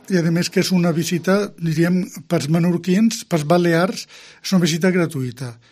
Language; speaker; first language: Catalan; native; Catalan